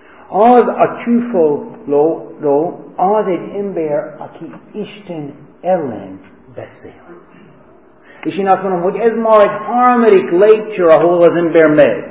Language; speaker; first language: Hungarian; early bilingual, heritage; Hungarian